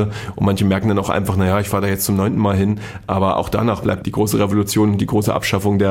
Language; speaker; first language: German; native; German